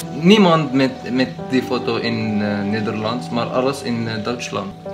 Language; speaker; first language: Dutch; non-native, learner; Arabic